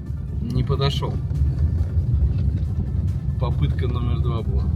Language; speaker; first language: Russian; native; Russian